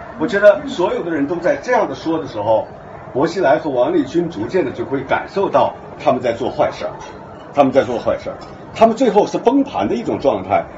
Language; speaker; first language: Chinese; native; Chinese